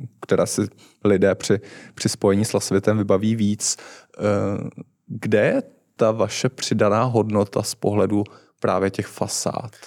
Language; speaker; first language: Czech; native; Czech